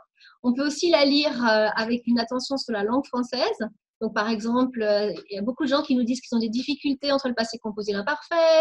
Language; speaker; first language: French; native; French